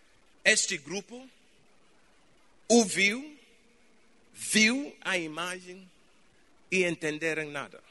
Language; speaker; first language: Portuguese; non-native, fluent; English